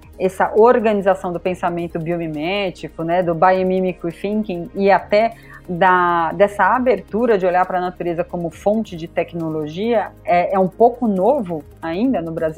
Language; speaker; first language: Portuguese; native; Portuguese